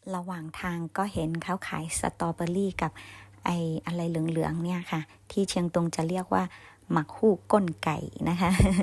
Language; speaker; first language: Thai; non-native, local second language; Khün